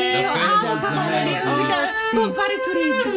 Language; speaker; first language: Italian; native; Italian